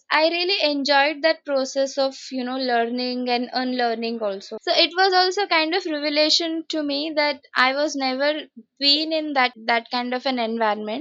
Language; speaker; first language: English; non-native, local second language; Marathi